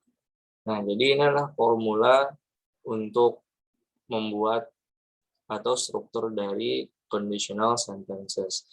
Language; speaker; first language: Indonesian; native; Indonesian